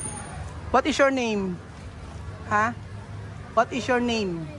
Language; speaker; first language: English; non-native, learner; Filipino